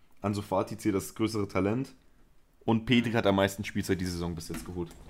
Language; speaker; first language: German; early bilingual, other home language; Spanish